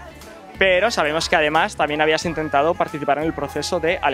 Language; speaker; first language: Spanish; native; Spanish